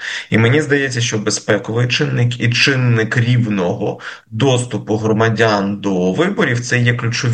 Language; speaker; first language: Ukrainian; native; Ukrainian